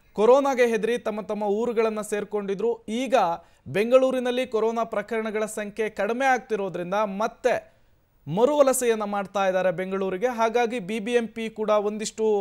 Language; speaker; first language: Kannada; native; Kannada